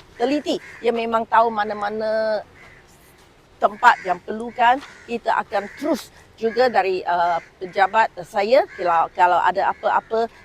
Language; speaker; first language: Malay; non-native, local second language; Min Nan Chinese